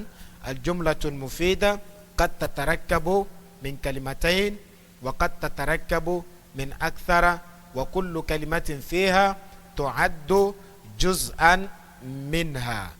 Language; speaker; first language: Arabic; non-native, fluent; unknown